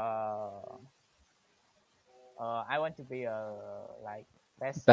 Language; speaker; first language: English; non-native, learner; Vietnamese